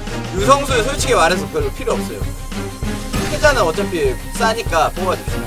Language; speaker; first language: Korean; native; Korean